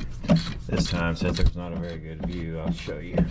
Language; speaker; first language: English; native; English